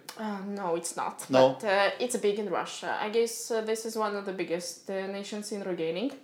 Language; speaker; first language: English; non-native, fluent; Russian